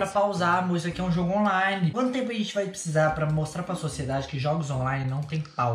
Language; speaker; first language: Portuguese; native; Portuguese